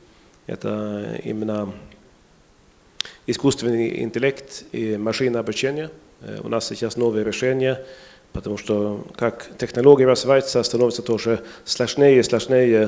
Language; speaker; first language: Russian; non-native, fluent; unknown